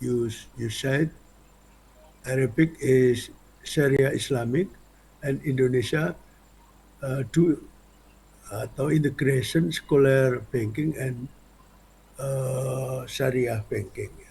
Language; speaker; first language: English; non-native, learner; Indonesian